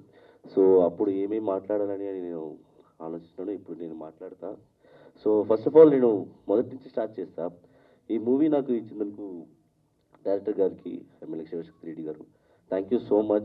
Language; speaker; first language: Telugu; non-native, learner; Tamil